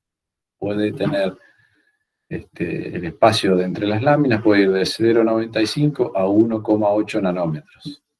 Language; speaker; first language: Spanish; native; Spanish